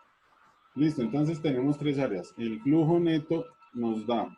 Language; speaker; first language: Spanish; native; Spanish